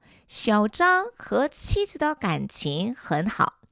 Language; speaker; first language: Chinese; non-native, fluent; Korean